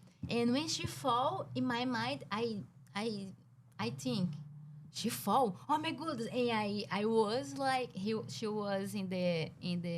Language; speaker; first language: English; non-native, learner; Portuguese